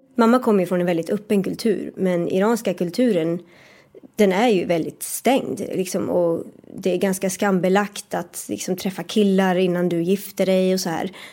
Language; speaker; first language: Swedish; native; Swedish